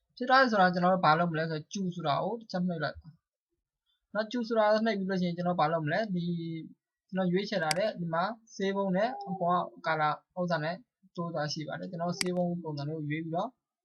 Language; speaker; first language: Burmese; non-native, local second language; Hakha Chin